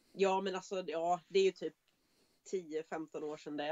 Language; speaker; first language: Swedish; native; Swedish